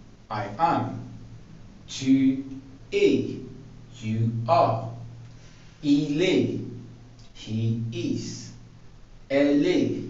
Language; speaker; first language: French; non-native, fluent; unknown